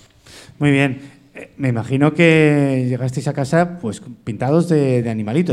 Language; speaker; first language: Spanish; native; Spanish